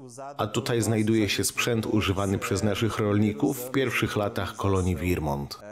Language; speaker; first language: Polish; native; Polish